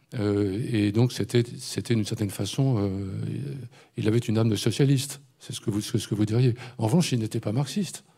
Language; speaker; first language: French; native; French